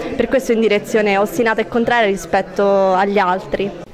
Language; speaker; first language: Italian; native; Italian